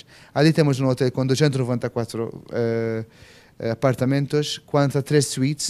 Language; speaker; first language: Portuguese; non-native, fluent; Maltese